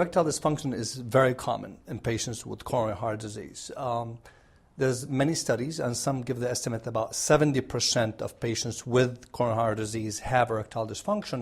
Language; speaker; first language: English; non-native, fluent; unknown